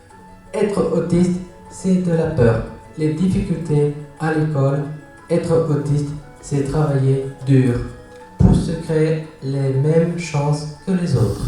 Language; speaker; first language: French; early bilingual, other home language; Spanish